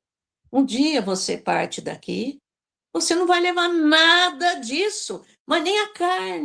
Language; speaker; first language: Portuguese; native; Portuguese